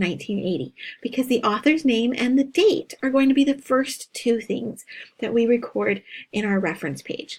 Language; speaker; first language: English; native; English